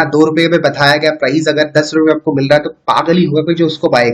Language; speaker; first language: Hindi; native; Hindi